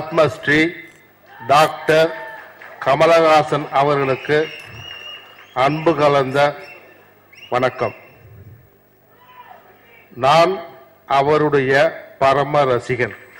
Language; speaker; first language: Tamil; native; Tamil